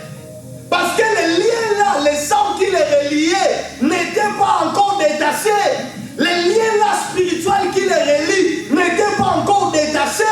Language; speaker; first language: French; non-native, local second language; Lingala